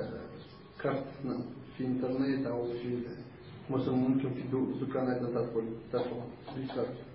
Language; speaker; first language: Arabic; non-native, learner; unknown